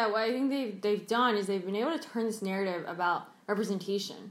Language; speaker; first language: English; early bilingual, other home language; Cantonese